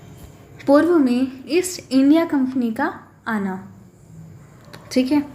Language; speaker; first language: Hindi; native; Hindi